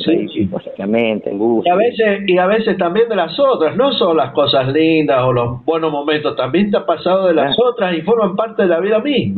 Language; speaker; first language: Spanish; native; Spanish